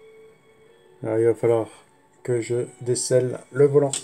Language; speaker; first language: French; native; French